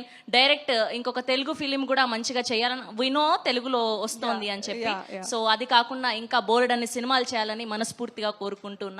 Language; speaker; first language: Telugu; native; Telugu